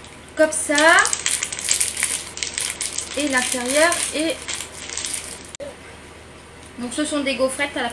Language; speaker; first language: French; native; French